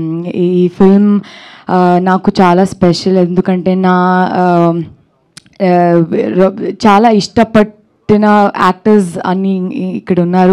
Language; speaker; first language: Telugu; non-native, learner; Kannada